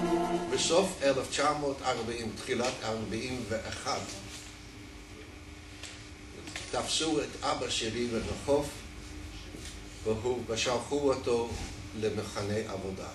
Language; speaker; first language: Hebrew; non-native, fluent; Dutch